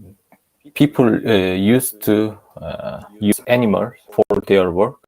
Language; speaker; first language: English; non-native, learner; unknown